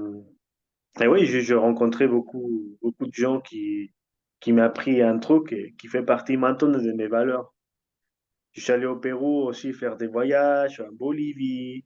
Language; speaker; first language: French; non-native, fluent; Spanish